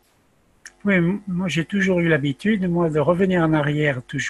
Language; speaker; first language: French; native; French